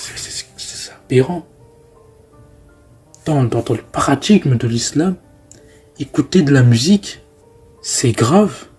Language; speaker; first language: French; native; French